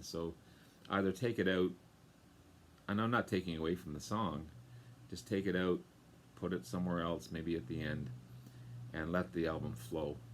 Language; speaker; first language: English; native; English